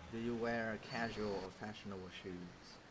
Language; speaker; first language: English; non-native, fluent; Vietnamese